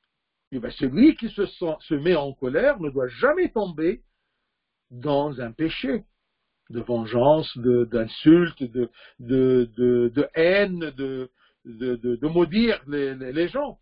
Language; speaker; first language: French; non-native, fluent; Arabic